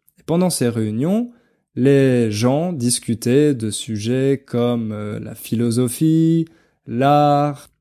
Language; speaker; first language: French; native; French